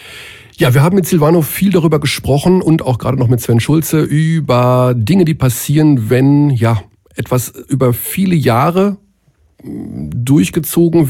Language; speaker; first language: German; native; German